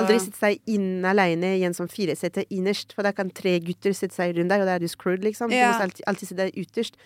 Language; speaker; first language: Norwegian; non-native, fluent; French